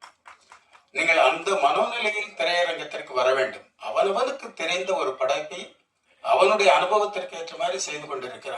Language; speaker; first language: Tamil; native; Tamil